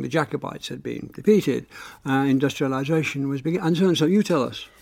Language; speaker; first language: English; native; English